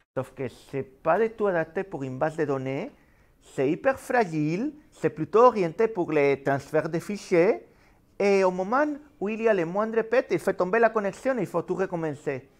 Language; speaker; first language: French; non-native, fluent; Spanish